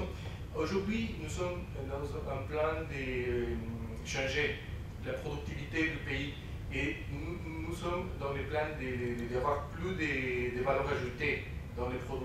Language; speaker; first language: French; non-native, fluent; Spanish